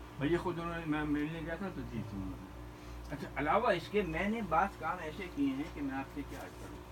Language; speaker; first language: Urdu; native; Urdu